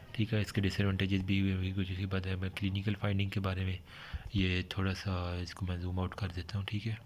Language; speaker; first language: Urdu; native; Urdu